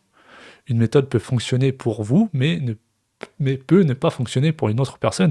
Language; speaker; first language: French; native; French